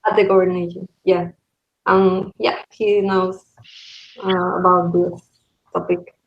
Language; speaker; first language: English; non-native, learner; Spanish